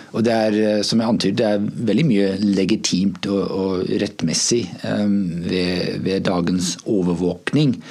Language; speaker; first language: Norwegian; non-native, fluent; English